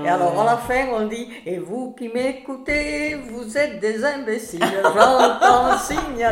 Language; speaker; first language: French; native; French